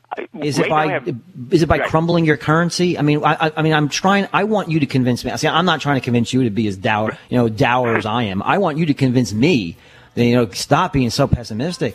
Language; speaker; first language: English; native; English